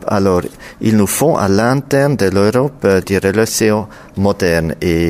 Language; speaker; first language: French; non-native, local second language; German